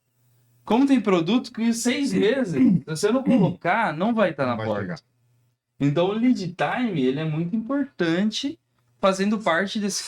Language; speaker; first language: Portuguese; native; Portuguese